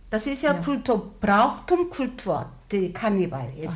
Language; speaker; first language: German; non-native, learner; Korean